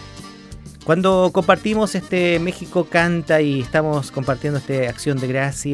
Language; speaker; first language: Spanish; native; Spanish